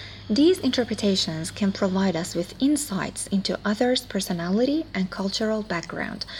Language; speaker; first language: English; non-native, fluent; Persian